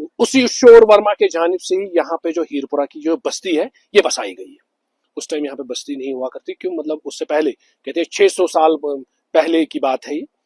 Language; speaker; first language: Hindi; non-native, local second language; Kashmiri